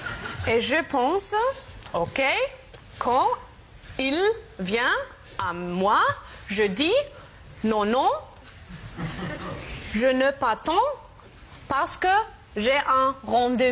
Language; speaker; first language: French; non-native, learner; German